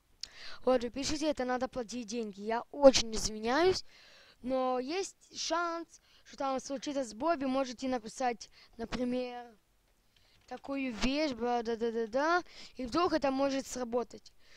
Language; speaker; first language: Russian; early bilingual, heritage; Russian